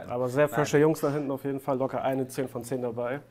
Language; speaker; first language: German; non-native, fluent; Russian